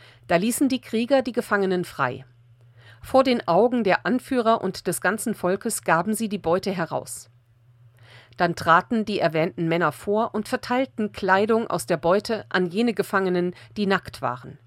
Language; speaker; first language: German; native; German